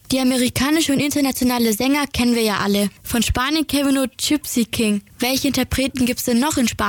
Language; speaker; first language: German; native; German